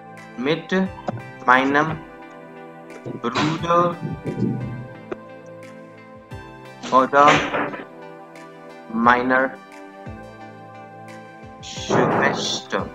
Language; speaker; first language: German; non-native, learner; Punjabi